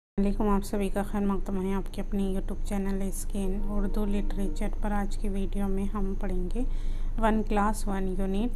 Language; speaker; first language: Urdu; native; Urdu